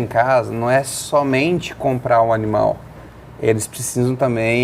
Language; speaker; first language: Portuguese; native; Portuguese